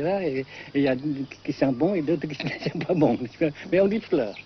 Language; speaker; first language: French; non-native, local second language; Vietnamese